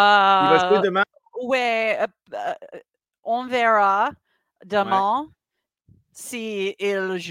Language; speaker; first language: French; non-native, learner; English